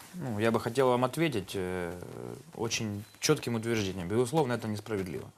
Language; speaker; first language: Ukrainian; native; Ukrainian